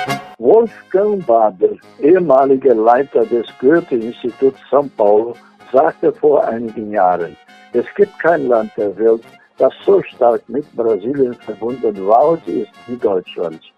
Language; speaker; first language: German; early bilingual, heritage; Portuguese